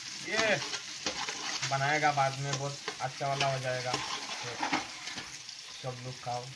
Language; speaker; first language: Hindi; non-native, learner; Bangla